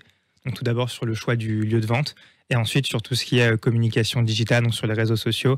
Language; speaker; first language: French; native; French